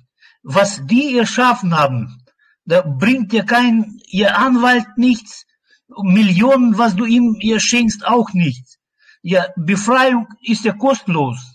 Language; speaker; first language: German; non-native, learner; Russian